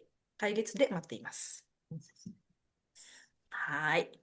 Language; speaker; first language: Japanese; non-native, fluent; Indonesian